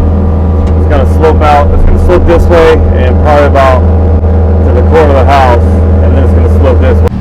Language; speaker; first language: English; native; English